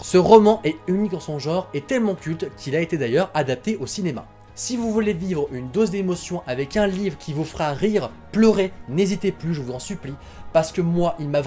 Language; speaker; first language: French; native; French